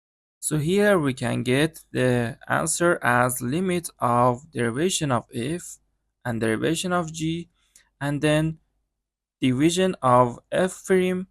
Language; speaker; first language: English; non-native, learner; Persian